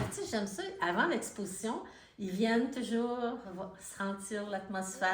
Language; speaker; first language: French; native; French